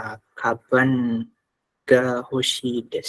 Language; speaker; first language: Japanese; non-native, learner; Indonesian